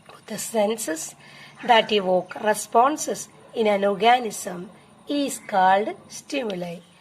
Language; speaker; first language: English; non-native, local second language; Malayalam